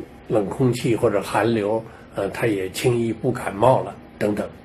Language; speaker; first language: Chinese; native; Chinese